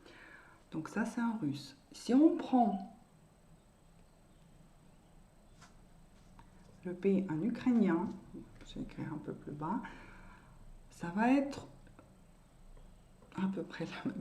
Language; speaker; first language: French; non-native, fluent; Russian